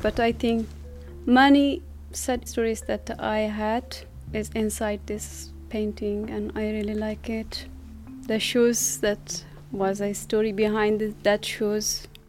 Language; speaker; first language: English; non-native, fluent; Persian